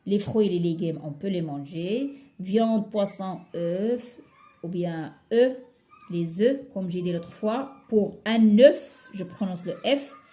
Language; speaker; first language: French; non-native, local second language; Arabic